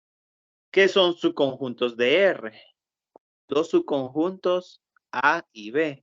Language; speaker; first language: Spanish; native; Spanish